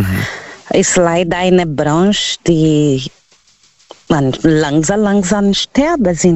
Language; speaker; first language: German; non-native, learner; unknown